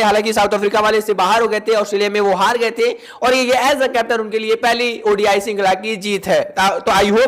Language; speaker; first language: Hindi; native; Hindi